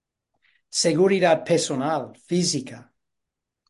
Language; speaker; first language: Spanish; non-native, fluent; English